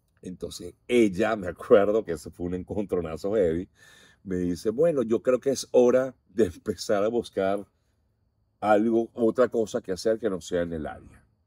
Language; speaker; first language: Spanish; native; Spanish